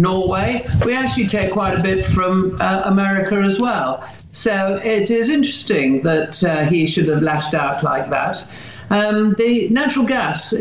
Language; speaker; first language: English; native; English